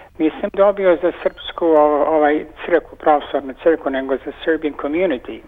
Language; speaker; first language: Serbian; early bilingual, heritage; Serbian